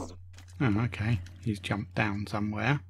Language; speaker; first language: English; native; English